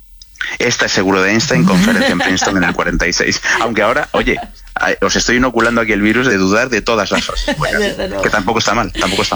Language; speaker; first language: Spanish; native; Spanish